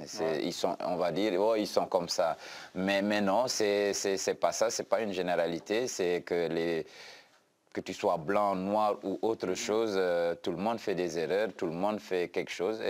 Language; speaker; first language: French; non-native, local second language; Wolof